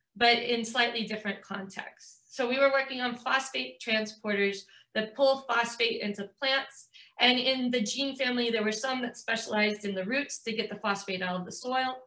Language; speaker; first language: English; native; English